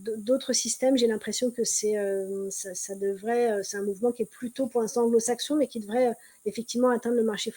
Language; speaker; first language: French; native; French